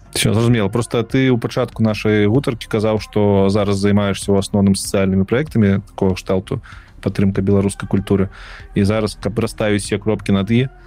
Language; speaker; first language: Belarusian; non-native, local second language; Russian